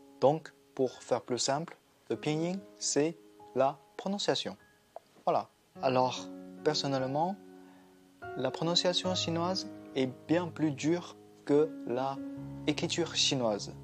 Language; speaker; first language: French; non-native, fluent; Chinese